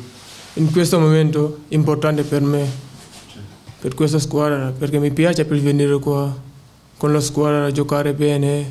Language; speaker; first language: Italian; non-native, learner; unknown